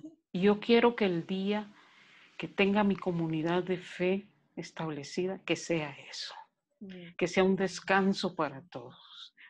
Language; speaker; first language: Spanish; native; Spanish